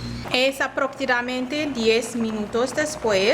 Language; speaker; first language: Spanish; non-native, learner; English